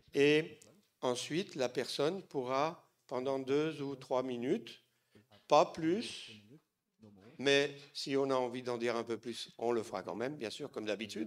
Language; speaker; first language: French; native; French